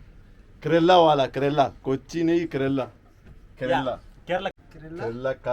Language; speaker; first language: Hindi; non-native, local second language; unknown